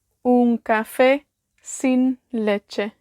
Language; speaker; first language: Spanish; non-native, fluent; Welsh